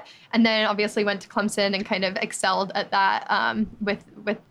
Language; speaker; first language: English; native; English